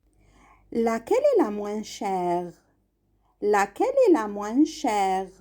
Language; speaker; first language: French; non-native, fluent; Arabic